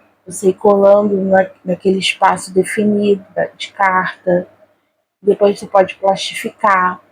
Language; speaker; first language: Portuguese; native; Portuguese